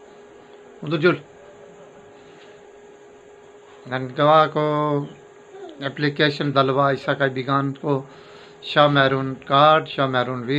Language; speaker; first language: Filipino; non-native, learner; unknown